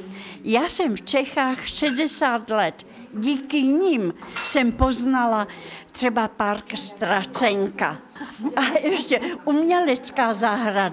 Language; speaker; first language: Czech; non-native, fluent; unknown